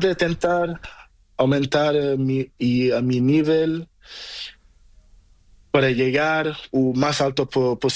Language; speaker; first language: Spanish; non-native, learner; Portuguese